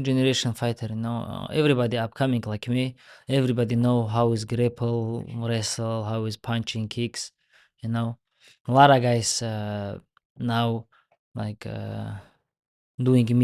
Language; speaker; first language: English; non-native, learner; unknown